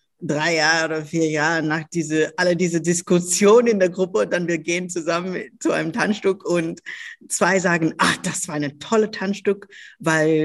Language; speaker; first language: German; non-native, local second language; English